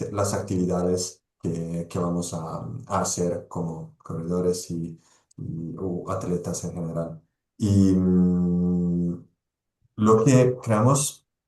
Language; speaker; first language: Spanish; non-native, fluent; Italian